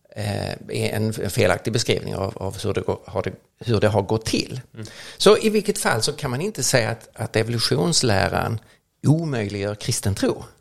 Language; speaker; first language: Swedish; native; Swedish